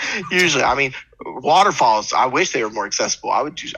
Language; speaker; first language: English; native; English